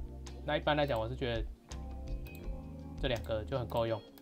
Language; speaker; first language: Chinese; native; Chinese